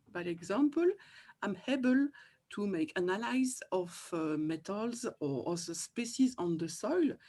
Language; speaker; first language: English; non-native, fluent; French